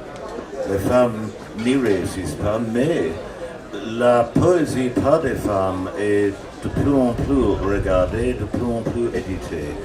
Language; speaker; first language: French; non-native, fluent; English